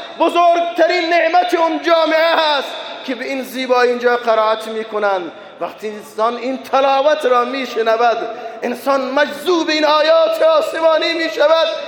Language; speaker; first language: Persian; non-native, local second language; Baluchi